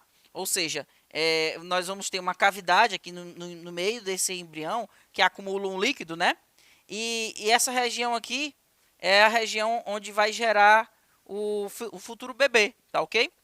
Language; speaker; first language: Portuguese; native; Portuguese